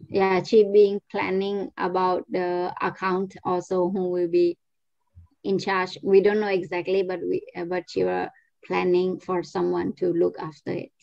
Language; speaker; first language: English; non-native, fluent; Nepali